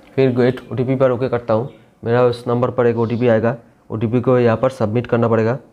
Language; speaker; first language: Hindi; non-native, local second language; Bangla